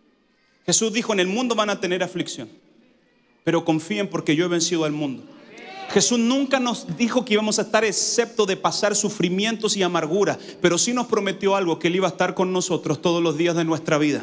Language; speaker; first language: Spanish; native; Spanish